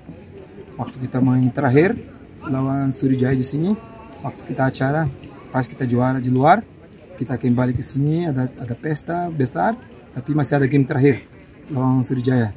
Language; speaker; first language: Indonesian; non-native, fluent; Portuguese